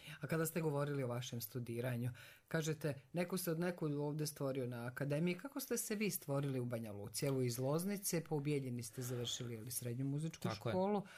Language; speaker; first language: Serbian; native; Serbian